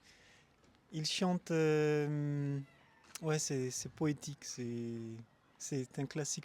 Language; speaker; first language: French; non-native, local second language; Malagasy